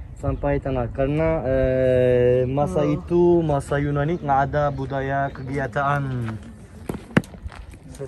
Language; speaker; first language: Indonesian; non-native, fluent; Turkish